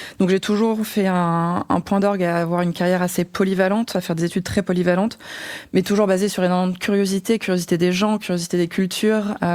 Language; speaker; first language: French; native; French